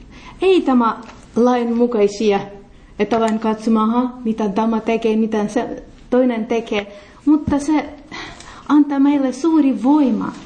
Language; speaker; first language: Finnish; non-native, learner; Russian